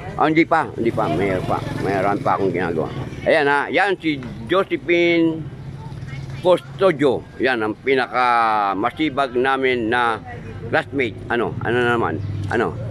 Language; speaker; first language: Filipino; non-native, local second language; Waray